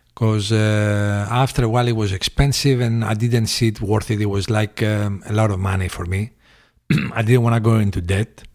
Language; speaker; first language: English; early bilingual, other home language; Greek